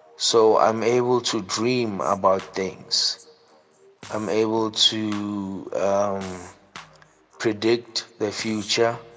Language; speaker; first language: English; non-native, local second language; Southern Sotho